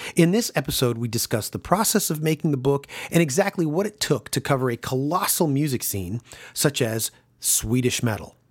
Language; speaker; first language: English; native; English